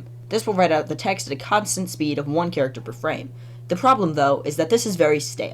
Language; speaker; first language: English; native; English